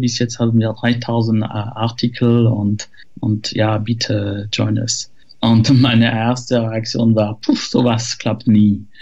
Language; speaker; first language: German; non-native, fluent; French